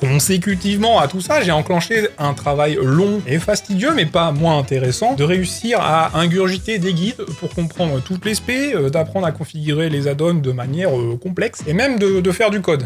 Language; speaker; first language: French; native; French